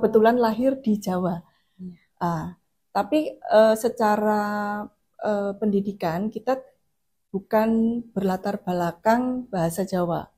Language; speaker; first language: Indonesian; non-native, local second language; Javanese